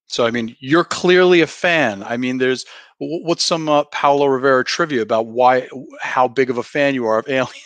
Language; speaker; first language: English; native; English